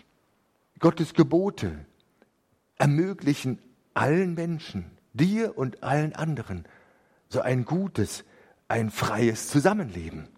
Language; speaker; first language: German; native; German